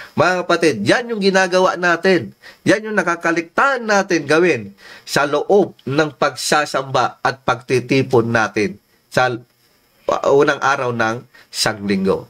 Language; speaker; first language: Filipino; non-native, local second language; Iloko